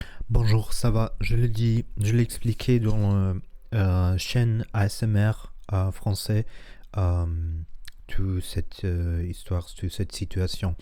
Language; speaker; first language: French; non-native, learner; Spanish